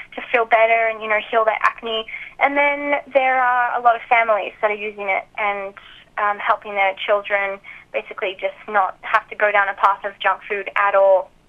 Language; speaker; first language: English; native; English